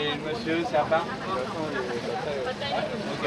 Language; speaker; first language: French; native; French